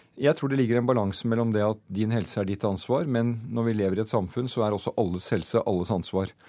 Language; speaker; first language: Norwegian; native; Norwegian